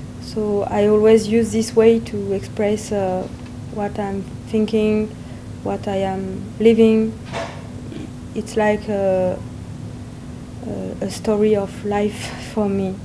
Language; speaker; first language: English; non-native, learner; French